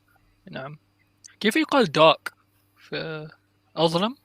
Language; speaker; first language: Arabic; non-native, learner; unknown